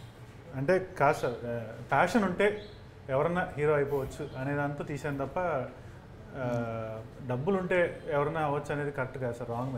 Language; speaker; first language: Telugu; native; Telugu